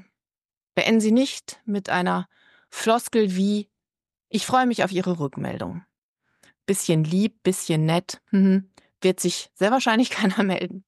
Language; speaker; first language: German; native; German